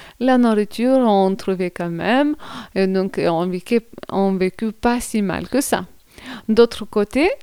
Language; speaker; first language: French; non-native, fluent; Lithuanian